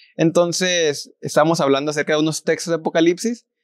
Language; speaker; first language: Spanish; native; Spanish